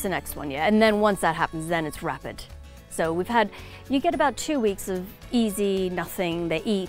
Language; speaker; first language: English; native; English